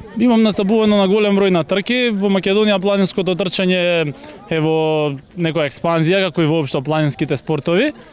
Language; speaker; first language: Macedonian; native; Macedonian